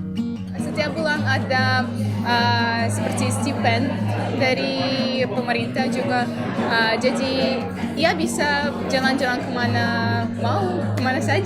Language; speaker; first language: Indonesian; non-native, fluent; Russian